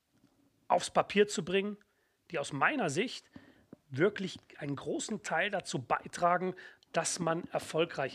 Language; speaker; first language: German; native; German